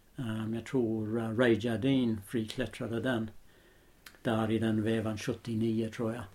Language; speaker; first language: Swedish; non-native, fluent; English